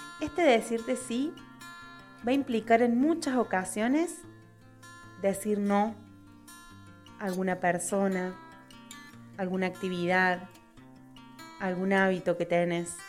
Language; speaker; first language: Spanish; native; Spanish